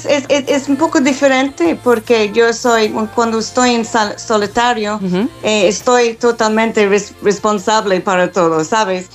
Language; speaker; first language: Spanish; non-native, fluent; English